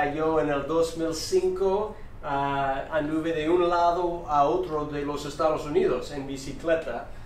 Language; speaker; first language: Spanish; non-native, fluent; English